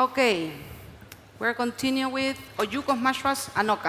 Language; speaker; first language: English; non-native, learner; Spanish